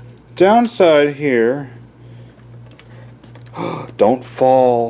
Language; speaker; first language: English; native; English